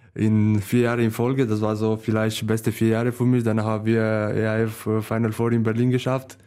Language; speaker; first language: German; non-native, learner; Romanian